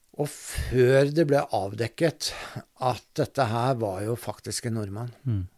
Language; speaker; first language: Norwegian; native; Norwegian